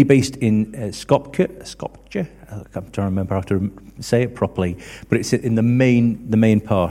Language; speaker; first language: English; native; English